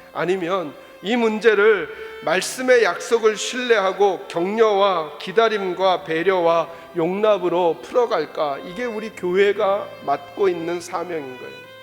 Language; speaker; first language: Korean; native; Korean